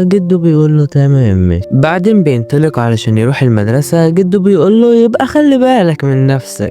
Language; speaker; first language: Arabic; native; Arabic